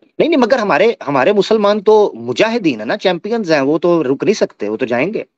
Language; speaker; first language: Hindi; native; Hindi